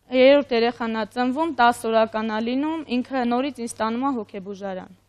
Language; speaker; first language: Armenian; native; Armenian